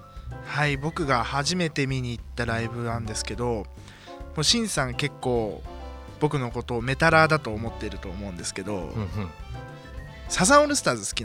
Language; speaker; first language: Japanese; native; Japanese